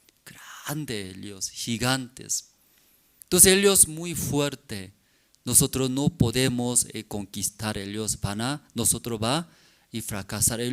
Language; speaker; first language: Spanish; non-native, learner; Korean